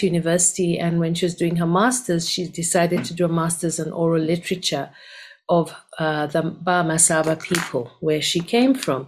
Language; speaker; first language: English; non-native, local second language; Ganda